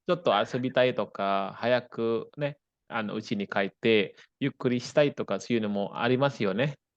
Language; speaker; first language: Japanese; non-native, fluent; Indonesian